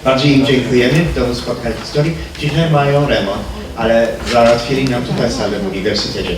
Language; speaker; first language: Polish; early bilingual, heritage; Polish